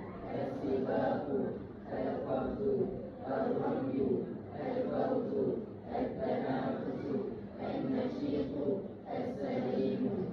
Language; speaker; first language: Arabic; non-native, fluent; Malay